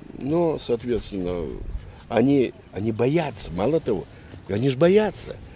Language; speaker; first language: Russian; native; Russian